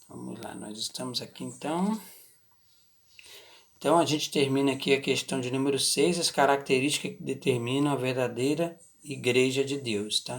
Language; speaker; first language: Portuguese; native; Portuguese